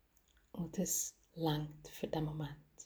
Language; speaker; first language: German; native; German